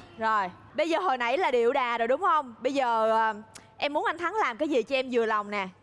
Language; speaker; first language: Vietnamese; native; Vietnamese